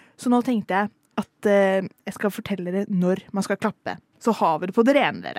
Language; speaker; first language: Norwegian; native; Norwegian